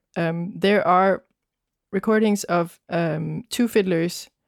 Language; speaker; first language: English; non-native, fluent; Danish